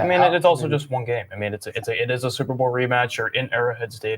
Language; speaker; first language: English; native; English